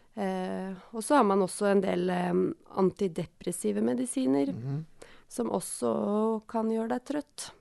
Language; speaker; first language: Norwegian; native; Norwegian